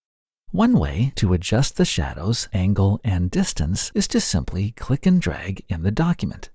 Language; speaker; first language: English; native; English